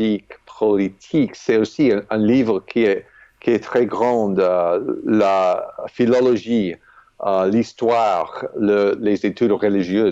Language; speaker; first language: French; non-native, fluent; English